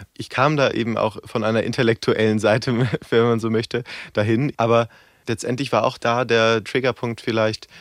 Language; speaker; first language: German; native; German